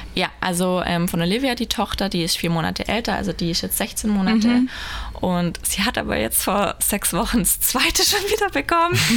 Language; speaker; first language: German; native; German